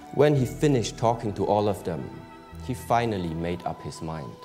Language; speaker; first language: English; early bilingual, other home language; German